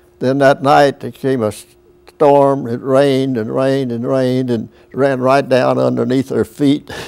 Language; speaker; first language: English; native; English